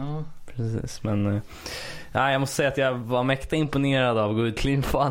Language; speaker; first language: Swedish; native; Swedish